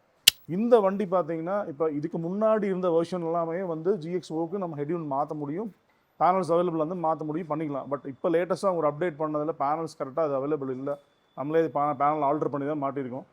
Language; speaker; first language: Tamil; native; Tamil